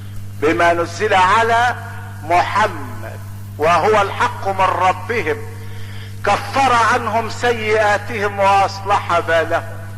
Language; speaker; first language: Arabic; native; Arabic